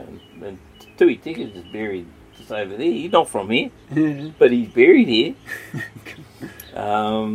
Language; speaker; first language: English; native; English